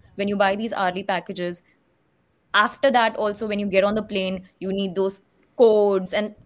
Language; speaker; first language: English; non-native, local second language; Hindi